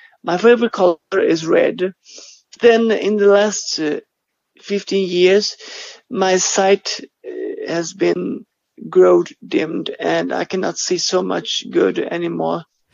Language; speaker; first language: English; non-native, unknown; Swedish